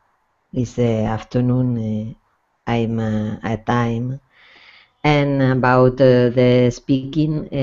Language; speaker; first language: English; non-native, learner; Spanish